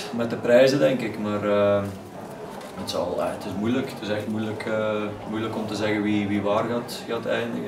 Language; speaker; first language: Dutch; native; Dutch